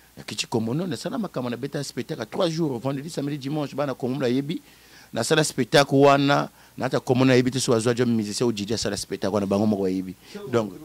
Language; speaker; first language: Lingala; native; Lingala